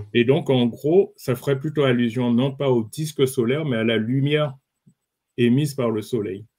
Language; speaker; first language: French; native; French